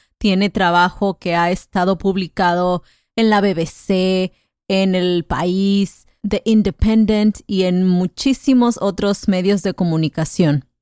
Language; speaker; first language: Spanish; native; Spanish